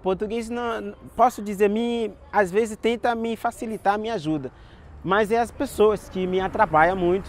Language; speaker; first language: Portuguese; non-native, fluent; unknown